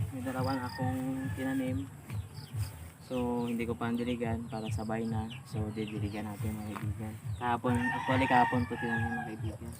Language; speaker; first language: Filipino; non-native, local second language; Hiligaynon